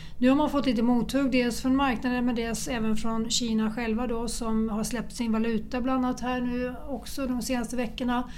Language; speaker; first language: Swedish; native; Swedish